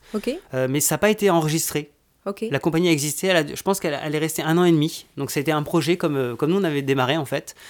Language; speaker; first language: French; native; French